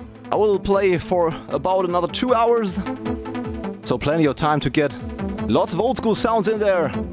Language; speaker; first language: English; non-native, fluent; German